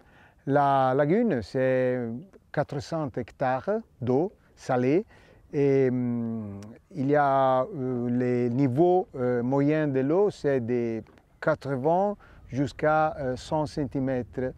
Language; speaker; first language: French; non-native, fluent; Italian